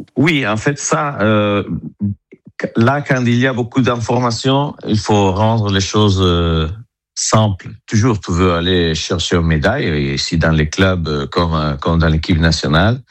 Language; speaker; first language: French; non-native, fluent; Italian